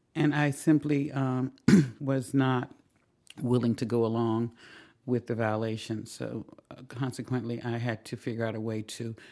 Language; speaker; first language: English; native; English